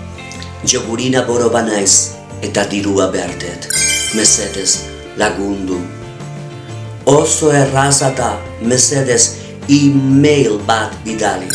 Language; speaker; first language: Basque; non-native, local second language; Spanish